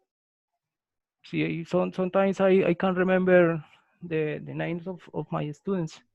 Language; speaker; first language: English; non-native, learner; Spanish